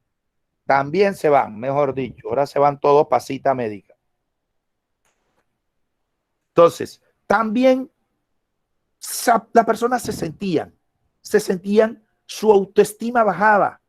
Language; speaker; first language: Spanish; native; Spanish